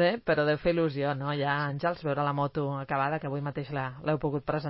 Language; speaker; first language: Catalan; native; Catalan